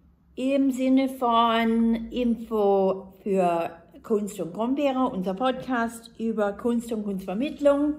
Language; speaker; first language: German; non-native, fluent; English